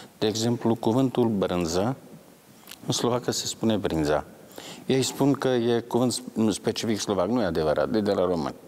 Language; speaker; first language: Romanian; non-native, local second language; Slovak